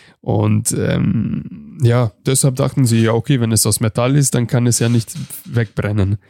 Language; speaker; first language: German; non-native, fluent; Hungarian